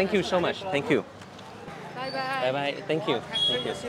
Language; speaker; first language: English; non-native, learner; Vietnamese